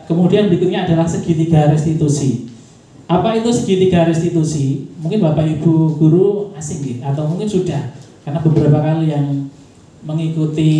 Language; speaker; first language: Indonesian; native; Indonesian